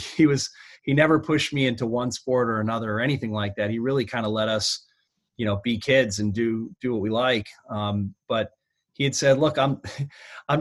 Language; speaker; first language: English; native; English